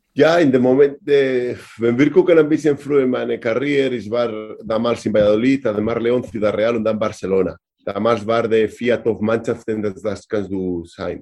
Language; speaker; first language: German; non-native, learner; Spanish